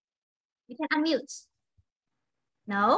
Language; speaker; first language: English; non-native, fluent; Vietnamese